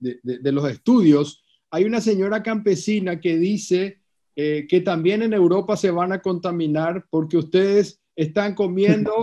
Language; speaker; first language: Spanish; native; Spanish